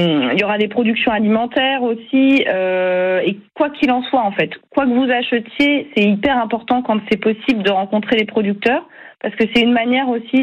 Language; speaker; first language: French; native; French